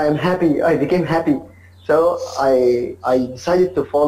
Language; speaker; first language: English; non-native, learner; Arabic